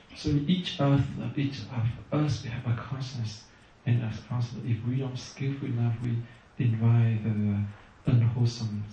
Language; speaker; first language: English; non-native, fluent; Vietnamese